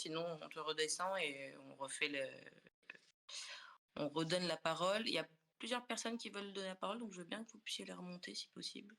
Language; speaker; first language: French; non-native, local second language; Comorian